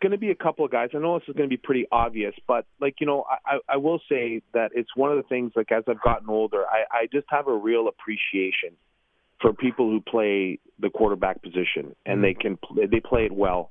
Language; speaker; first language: English; native; English